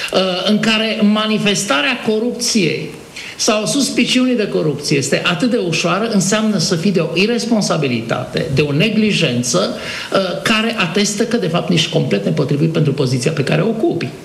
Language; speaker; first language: Romanian; native; Romanian